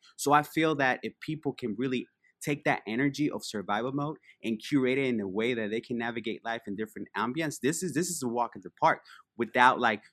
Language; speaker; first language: English; early bilingual, other home language; Spanish